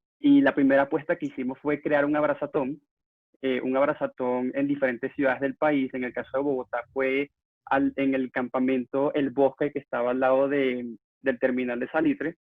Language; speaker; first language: Spanish; native; Spanish